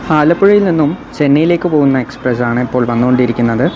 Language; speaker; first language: Malayalam; native; Malayalam